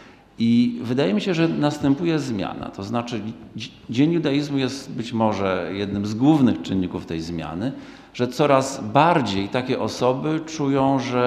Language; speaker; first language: Polish; native; Polish